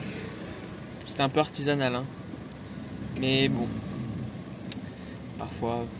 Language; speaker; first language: French; native; French